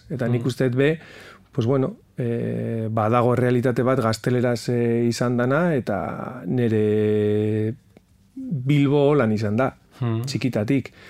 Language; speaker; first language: Basque; non-native, local second language; Spanish